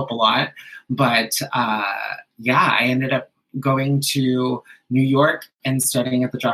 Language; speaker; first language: English; early bilingual, other home language; Spanish